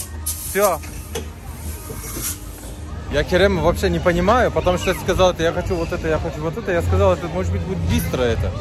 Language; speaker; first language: Russian; non-native, learner; Turkish